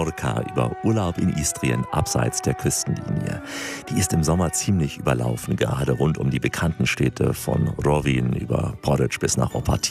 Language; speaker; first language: German; native; German